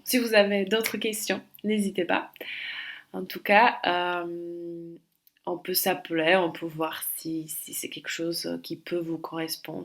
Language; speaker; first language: French; non-native, fluent; Slovak